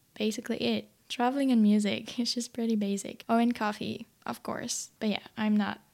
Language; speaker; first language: English; non-native, fluent; French